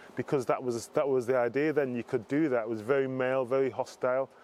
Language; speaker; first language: English; native; English